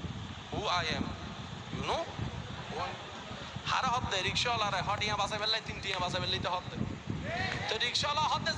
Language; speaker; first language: Bangla; non-native, local second language; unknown